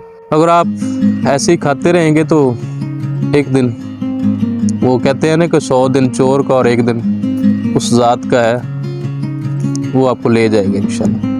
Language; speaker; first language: Urdu; non-native, local second language; Punjabi